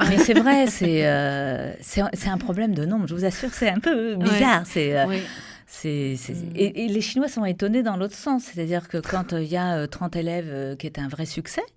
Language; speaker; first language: French; native; French